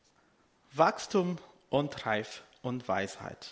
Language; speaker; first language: German; non-native, fluent; Portuguese